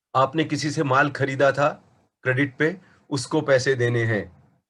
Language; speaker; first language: Hindi; non-native, local second language; Marathi